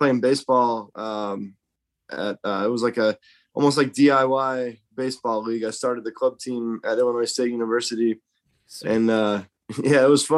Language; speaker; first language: English; native; English